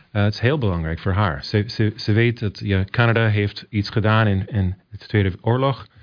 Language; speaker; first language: Dutch; early bilingual, heritage; Dutch